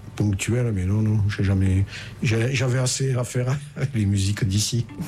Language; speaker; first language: French; native; French